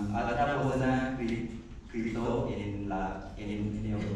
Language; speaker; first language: Spanish; non-native, learner; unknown